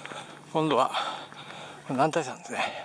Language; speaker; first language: Japanese; native; Japanese